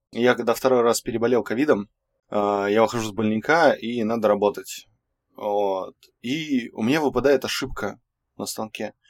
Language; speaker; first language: Russian; native; Russian